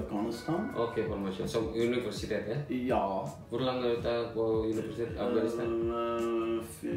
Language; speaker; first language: Norwegian; non-native, learner; Indonesian